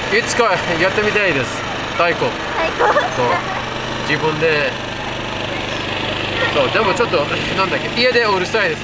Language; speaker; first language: Japanese; non-native, learner; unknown